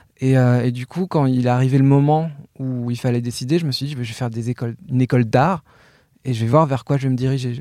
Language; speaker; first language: French; native; French